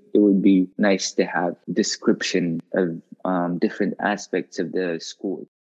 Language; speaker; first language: English; non-native, fluent; Arabic